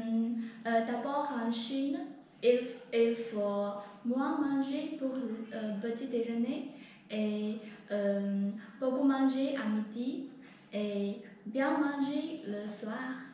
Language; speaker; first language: French; non-native, learner; Chinese